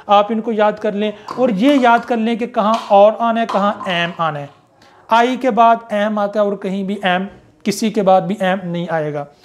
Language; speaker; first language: Urdu; native; Urdu